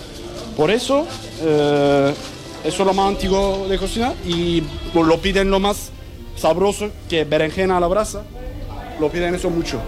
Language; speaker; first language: Spanish; non-native, learner; Turkish